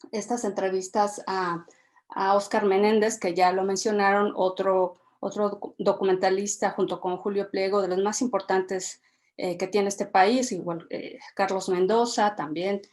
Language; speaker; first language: Spanish; native; Spanish